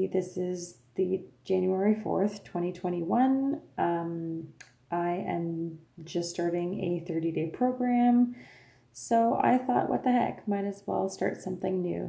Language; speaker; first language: English; non-native, fluent; French